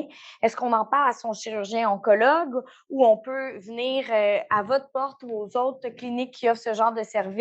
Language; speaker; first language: French; native; French